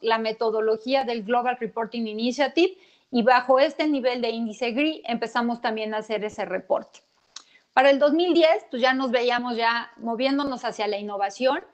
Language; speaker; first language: Spanish; native; Spanish